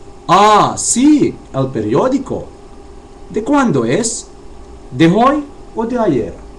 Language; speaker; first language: Spanish; non-native, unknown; Chavacano